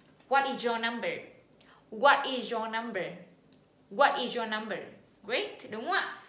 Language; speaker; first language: English; non-native, fluent; Vietnamese